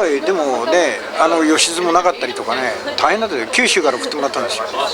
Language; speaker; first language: Japanese; native; Japanese